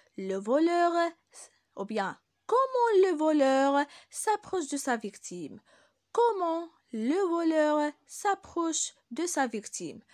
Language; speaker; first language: French; non-native, local second language; Arabic